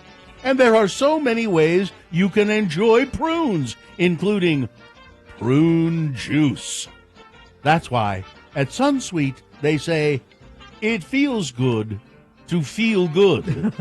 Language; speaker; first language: English; native; English